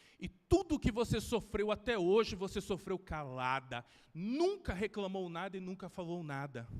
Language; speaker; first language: Portuguese; native; Portuguese